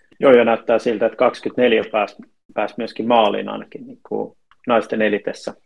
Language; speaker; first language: Finnish; native; Finnish